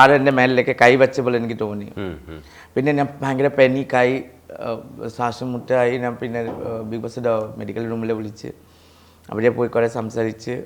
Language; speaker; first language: Malayalam; non-native, fluent; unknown